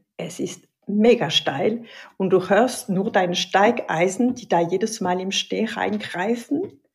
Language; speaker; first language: German; non-native, fluent; French